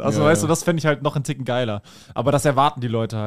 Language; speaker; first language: German; native; German